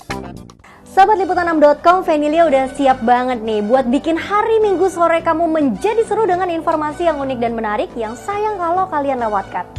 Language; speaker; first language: Indonesian; native; Indonesian